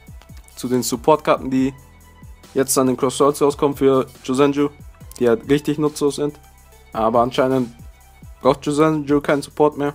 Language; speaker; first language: German; native; German